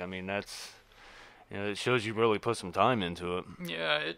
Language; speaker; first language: English; native; English